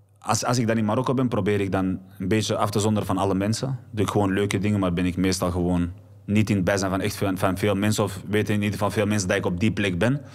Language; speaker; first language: Dutch; early bilingual, other home language; Arabic